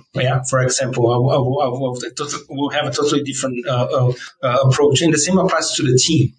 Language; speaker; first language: English; non-native, fluent; Portuguese